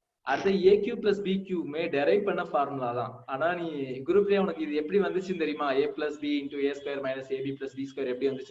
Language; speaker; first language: Tamil; native; Tamil